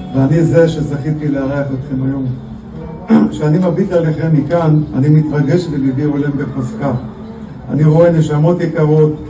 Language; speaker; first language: Hebrew; native; Hebrew